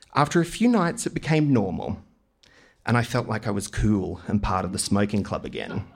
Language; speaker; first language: English; native; English